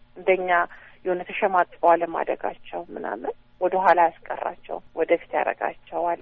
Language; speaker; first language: Amharic; native; Amharic